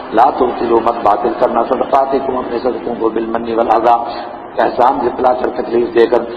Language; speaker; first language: Urdu; non-native, local second language; Gujari